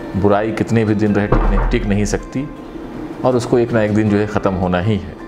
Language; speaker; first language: Hindi; native; Hindi